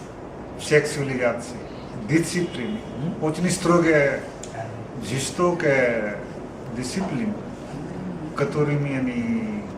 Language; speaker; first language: Russian; non-native, learner; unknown